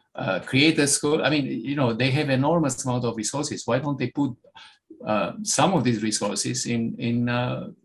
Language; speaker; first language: English; non-native, fluent; Romanian